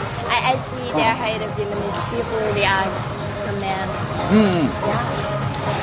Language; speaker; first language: English; non-native, learner; Vietnamese